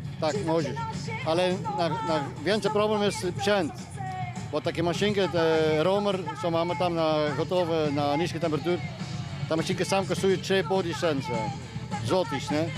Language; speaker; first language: Polish; non-native, learner; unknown